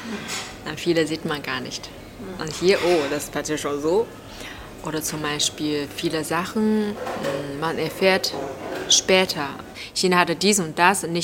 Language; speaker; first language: German; non-native, fluent; Chinese